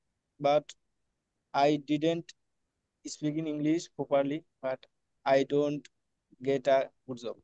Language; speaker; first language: English; non-native, learner; Bangla